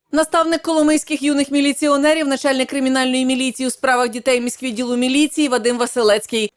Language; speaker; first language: Ukrainian; native; Ukrainian